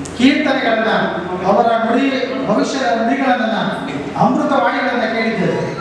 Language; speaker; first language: Kannada; non-native, local second language; Lambadi